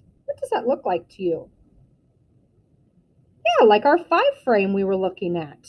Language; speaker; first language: English; native; English